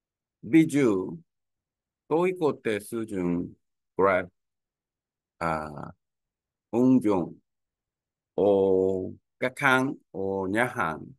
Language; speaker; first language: Vietnamese; non-native, learner; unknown